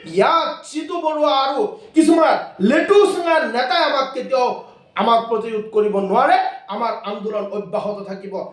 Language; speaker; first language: Assamese; non-native, local second language; Bangla